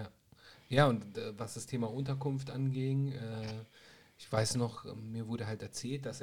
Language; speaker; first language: German; native; German